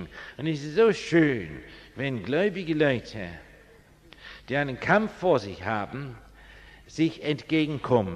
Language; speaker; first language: German; non-native, fluent; English